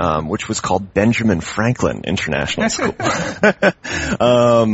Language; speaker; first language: English; native; English